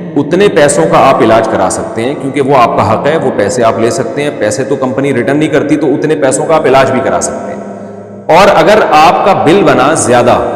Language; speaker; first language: Urdu; native; Urdu